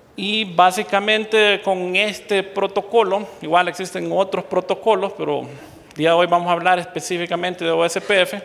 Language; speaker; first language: Spanish; native; Spanish